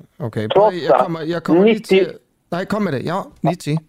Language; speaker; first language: Swedish; non-native, learner; Danish